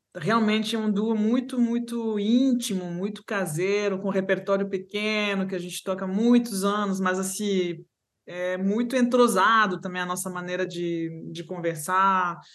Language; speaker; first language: Portuguese; non-native, fluent; French